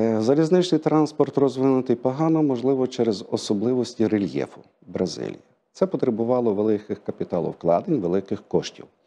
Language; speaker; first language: Ukrainian; native; Ukrainian